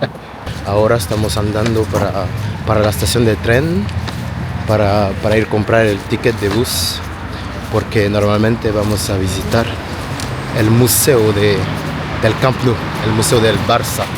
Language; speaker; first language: Spanish; non-native, learner; French